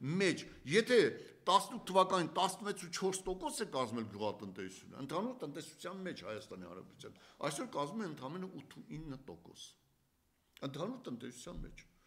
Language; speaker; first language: Armenian; native; Armenian